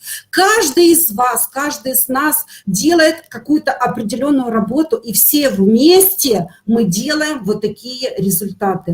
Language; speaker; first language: Russian; native; Russian